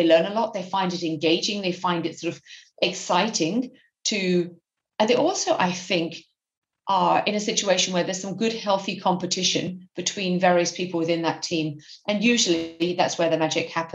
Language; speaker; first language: English; native; English